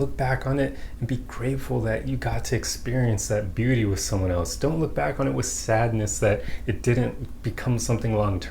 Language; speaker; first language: English; native; English